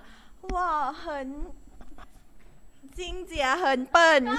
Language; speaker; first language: Chinese; non-native, learner; Thai